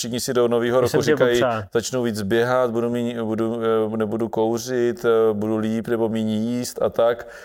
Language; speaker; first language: Czech; native; Czech